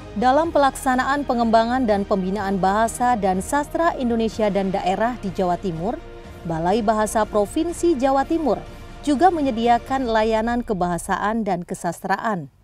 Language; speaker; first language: Indonesian; native; Indonesian